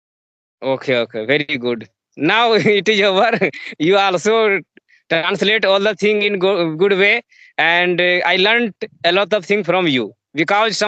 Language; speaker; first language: English; non-native, learner; Hindi